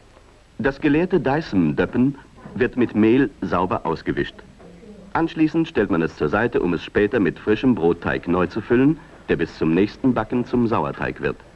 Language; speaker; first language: German; native; German